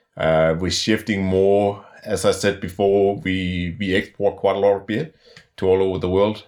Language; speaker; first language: English; non-native, fluent; Danish